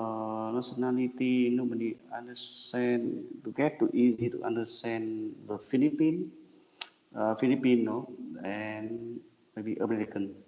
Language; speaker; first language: English; non-native, learner; Vietnamese